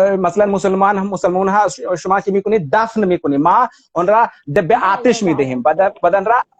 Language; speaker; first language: Persian; non-native, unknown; Hindi